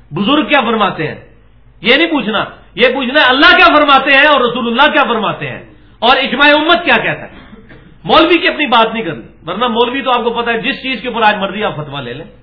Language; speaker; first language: Urdu; non-native, local second language; Punjabi